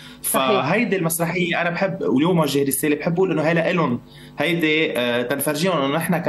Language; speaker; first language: Arabic; native; Arabic